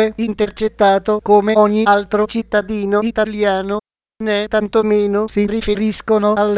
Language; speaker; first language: Italian; native; Italian